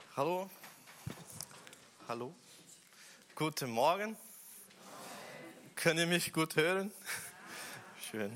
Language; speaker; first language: German; non-native, learner; Portuguese